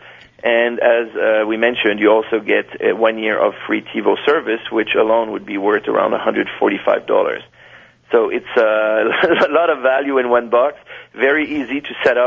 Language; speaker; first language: English; non-native, fluent; French